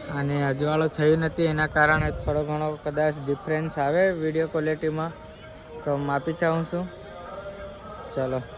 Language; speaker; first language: Gujarati; non-native, local second language; Bhili